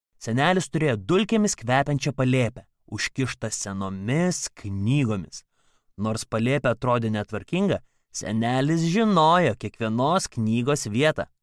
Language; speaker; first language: Lithuanian; native; Lithuanian